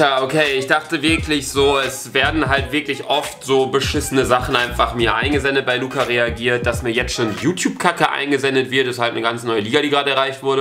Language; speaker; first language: German; native; German